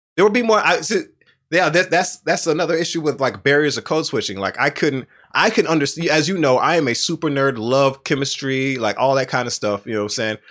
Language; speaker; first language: English; native; English